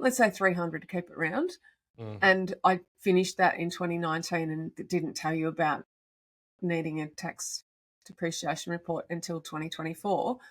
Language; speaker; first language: English; native; English